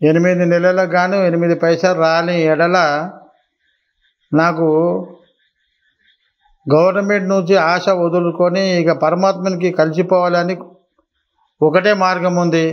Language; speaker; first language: Telugu; native; Telugu